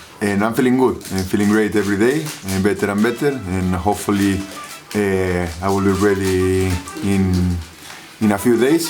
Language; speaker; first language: English; non-native, learner; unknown